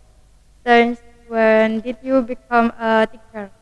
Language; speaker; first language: English; non-native, learner; Indonesian